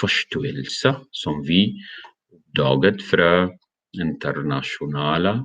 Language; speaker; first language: Norwegian; non-native, learner; Arabic